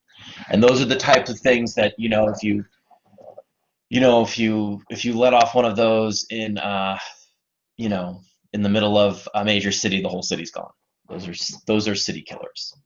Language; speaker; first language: English; native; English